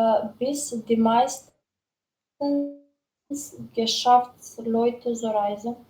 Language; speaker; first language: German; non-native, learner; Macedonian